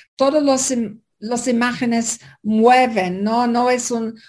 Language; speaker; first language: Spanish; non-native, fluent; English